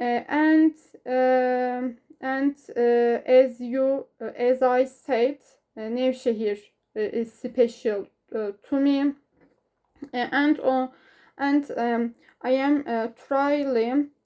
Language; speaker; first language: English; non-native, learner; Turkish